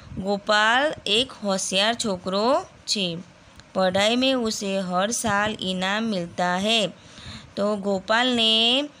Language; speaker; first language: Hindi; non-native, local second language; Gujarati